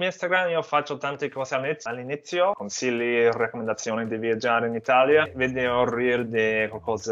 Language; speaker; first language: Italian; non-native, fluent; English